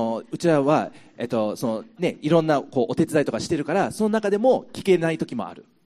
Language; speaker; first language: Japanese; non-native, local second language; English